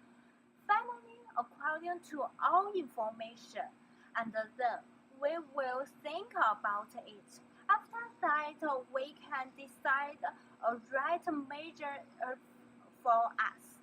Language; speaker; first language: English; non-native, learner; Chinese